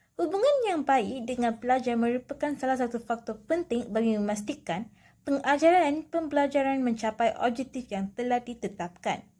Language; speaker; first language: Malay; non-native, local second language; Tamil